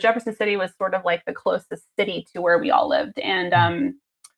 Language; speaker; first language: English; native; English